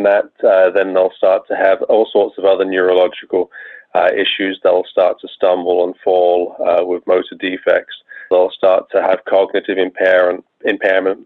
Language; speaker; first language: English; native; English